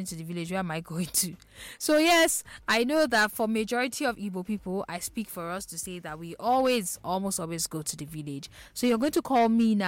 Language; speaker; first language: English; non-native, local second language; Igbo